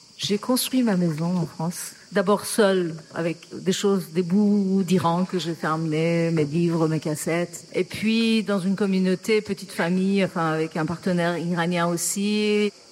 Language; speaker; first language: French; non-native, fluent; Persian